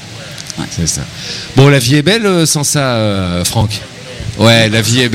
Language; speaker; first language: French; native; French